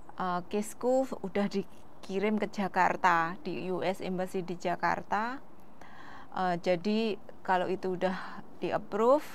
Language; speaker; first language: Indonesian; non-native, local second language; Javanese